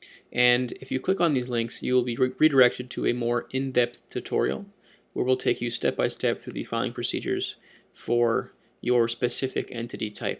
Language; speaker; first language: English; native; English